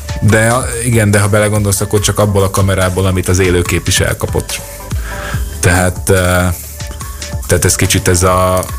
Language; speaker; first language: Hungarian; native; Hungarian